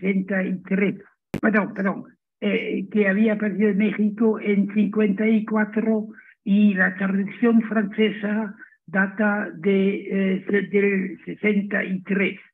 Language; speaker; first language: Spanish; non-native, fluent; German